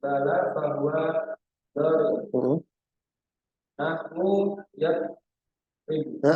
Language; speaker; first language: Arabic; non-native, learner; Indonesian